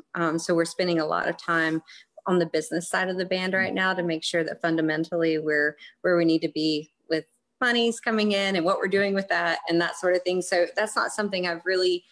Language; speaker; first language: English; native; English